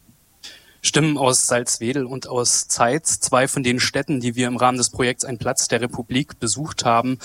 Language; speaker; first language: German; native; German